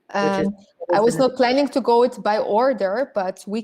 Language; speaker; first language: English; non-native, fluent; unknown